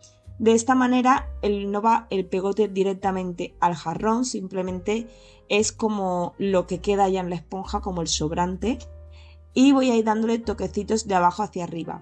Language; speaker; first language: Spanish; native; Spanish